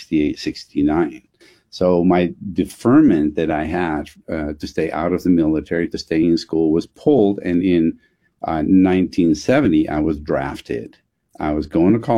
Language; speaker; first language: English; non-native, fluent; Dutch